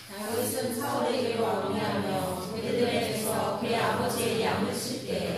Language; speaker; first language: Korean; native; Korean